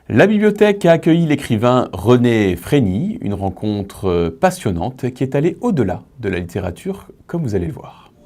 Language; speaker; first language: French; native; French